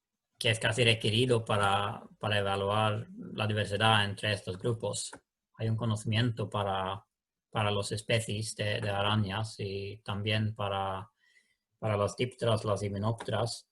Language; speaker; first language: Spanish; non-native, learner; Swedish